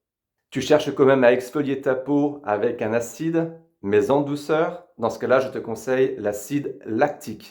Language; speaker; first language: French; native; French